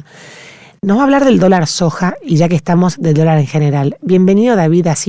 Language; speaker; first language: Spanish; native; Spanish